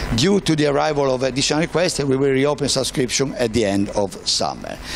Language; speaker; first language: English; non-native, fluent; Italian